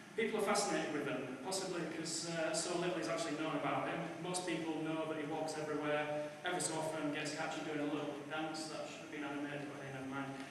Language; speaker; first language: English; native; English